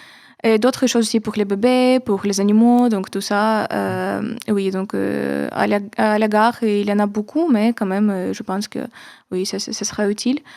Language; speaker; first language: French; non-native, fluent; Ukrainian